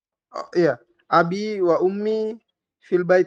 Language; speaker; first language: Arabic; non-native, learner; Indonesian